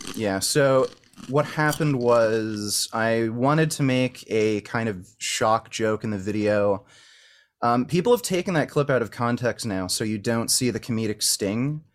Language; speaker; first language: English; native; English